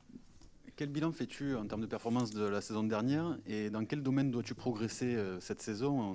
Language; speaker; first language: French; native; French